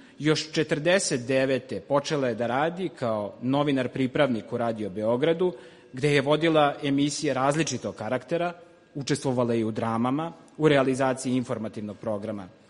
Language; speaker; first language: Serbian; native; Serbian